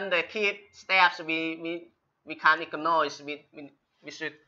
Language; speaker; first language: English; non-native, learner; Chinese